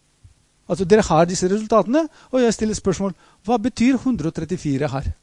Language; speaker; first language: Norwegian; non-native, fluent; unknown